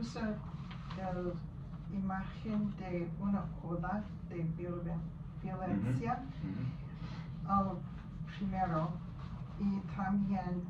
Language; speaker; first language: Spanish; non-native, learner; English